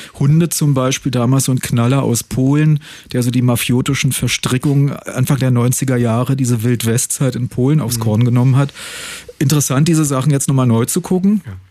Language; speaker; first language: German; native; German